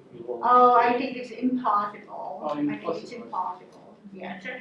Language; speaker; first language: English; non-native, local second language; Filipino